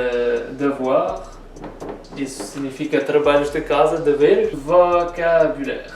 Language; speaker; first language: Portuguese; early bilingual, heritage; Portuguese